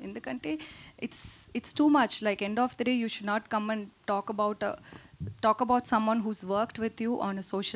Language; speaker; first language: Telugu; non-native, learner; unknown